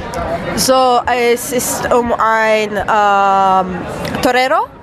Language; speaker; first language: German; non-native, fluent; Romanian